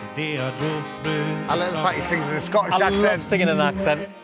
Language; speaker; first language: English; native; English